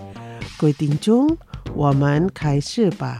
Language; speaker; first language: Chinese; early bilingual, heritage; Chinese